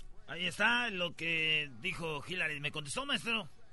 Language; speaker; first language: Spanish; early bilingual, other home language; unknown